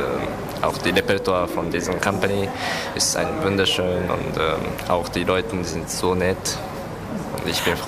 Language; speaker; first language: German; non-native, learner; Japanese